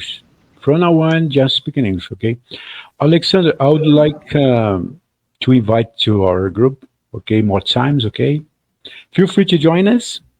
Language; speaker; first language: English; non-native, fluent; Portuguese